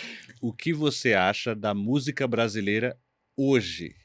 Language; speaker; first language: Portuguese; native; Portuguese